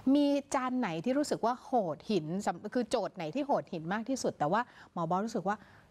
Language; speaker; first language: Thai; native; Thai